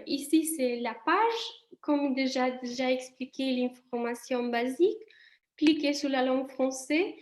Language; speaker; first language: French; non-native, fluent; Italian